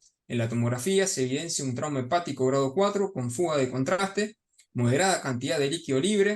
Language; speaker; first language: Spanish; native; Spanish